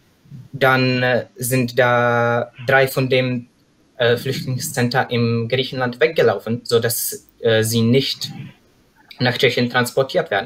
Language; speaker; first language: German; non-native, fluent; Czech